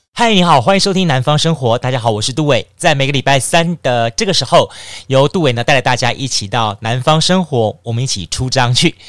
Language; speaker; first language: Chinese; native; Chinese